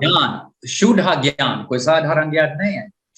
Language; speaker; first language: Hindi; non-native, learner; Finnish